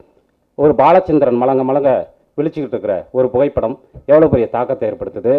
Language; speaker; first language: Tamil; native; Tamil